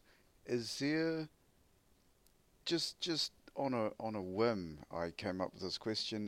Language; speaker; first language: English; native; English